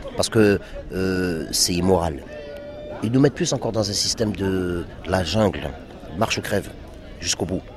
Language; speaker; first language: French; early bilingual, other home language; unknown